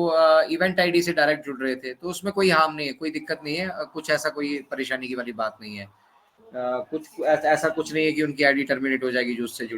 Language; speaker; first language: Hindi; native; Hindi